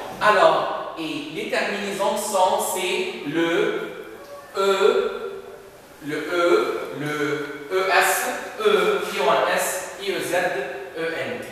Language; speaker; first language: French; non-native, fluent; Arabic